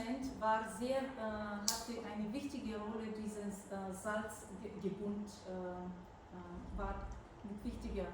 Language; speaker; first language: German; non-native, fluent; Bulgarian